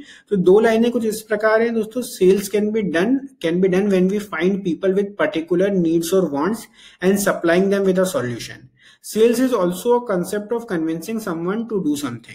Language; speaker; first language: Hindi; native; Hindi